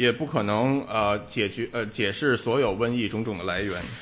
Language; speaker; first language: Chinese; non-native, local second language; Cantonese